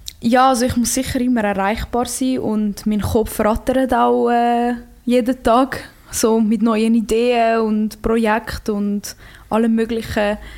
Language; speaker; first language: German; early bilingual, other home language; Croatian